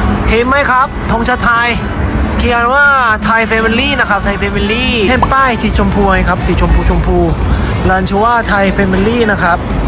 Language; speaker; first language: Thai; non-native, fluent; Korean